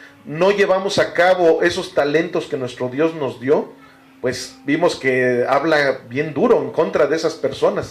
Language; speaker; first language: Spanish; native; Spanish